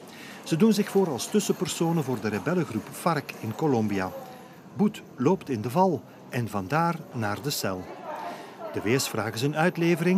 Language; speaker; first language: Dutch; native; Dutch